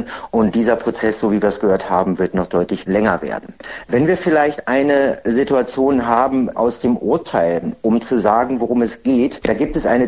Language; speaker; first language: German; native; German